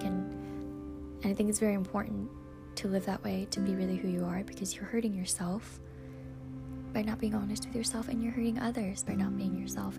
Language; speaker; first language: English; native; English